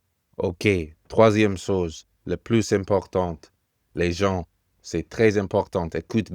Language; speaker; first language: French; non-native, fluent; English